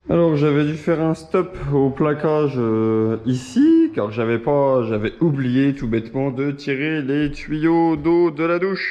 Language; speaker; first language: French; native; French